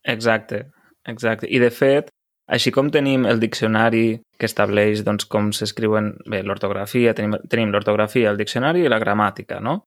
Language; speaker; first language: Catalan; native; Catalan